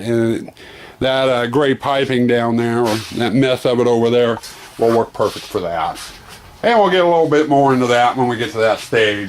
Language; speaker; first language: English; native; English